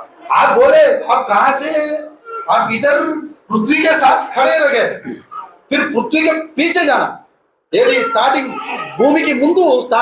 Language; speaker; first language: Hindi; non-native, local second language; Telugu